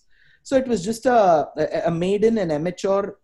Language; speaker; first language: English; non-native, local second language; Tamil